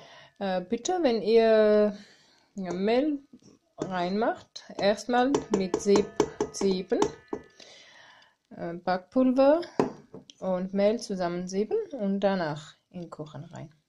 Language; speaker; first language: German; non-native, learner; Armenian